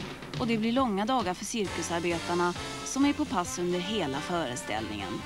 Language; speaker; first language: Swedish; native; Swedish